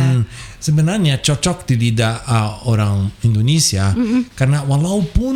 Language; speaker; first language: Indonesian; non-native, fluent; Portuguese